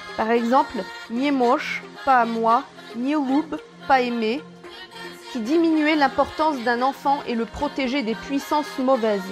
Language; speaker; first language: French; native; French